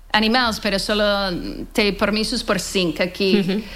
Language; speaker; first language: Catalan; non-native, learner; English